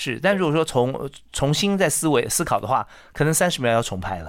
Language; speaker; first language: Chinese; native; Chinese